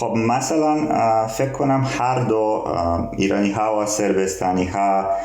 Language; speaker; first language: Persian; non-native, learner; Serbian